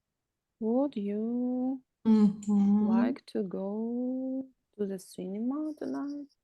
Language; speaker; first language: English; non-native, learner; Russian